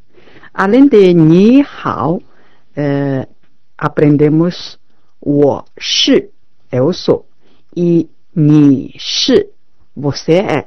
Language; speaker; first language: Portuguese; non-native, fluent; Chinese